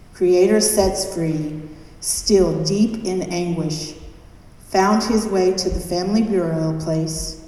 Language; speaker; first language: English; native; English